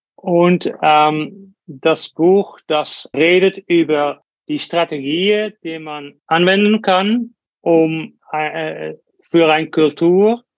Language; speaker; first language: German; non-native, learner; Dutch